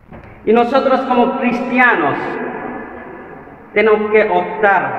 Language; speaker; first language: Spanish; non-native, fluent; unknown